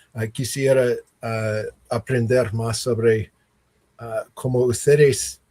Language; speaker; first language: Spanish; non-native, learner; English